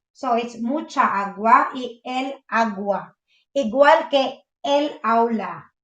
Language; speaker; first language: Spanish; non-native, fluent; Filipino